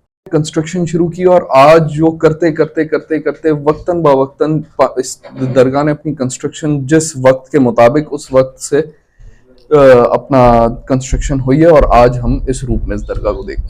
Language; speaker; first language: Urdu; non-native, local second language; Sindhi